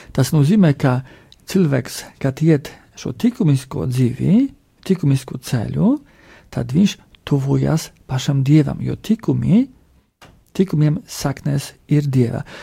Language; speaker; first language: Latvian; non-native, fluent; Polish